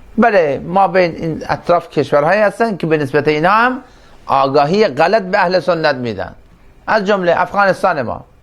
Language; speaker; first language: Persian; non-native, local second language; Turkmen